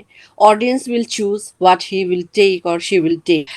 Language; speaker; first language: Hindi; non-native, learner; Bangla